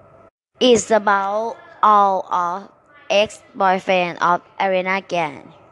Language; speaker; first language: English; non-native, learner; Thai